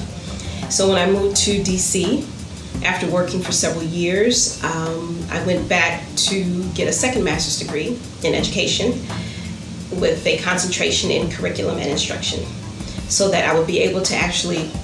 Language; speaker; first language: English; native; English